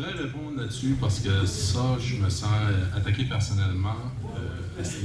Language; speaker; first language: French; native; French